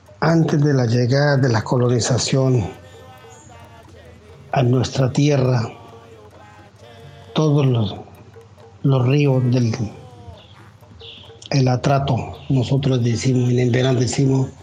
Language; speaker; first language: Spanish; non-native, local second language; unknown